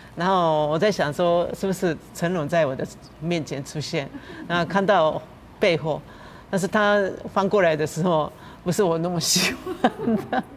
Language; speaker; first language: Chinese; non-native, fluent; Japanese